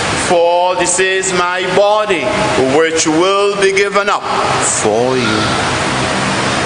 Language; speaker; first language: English; non-native, local second language; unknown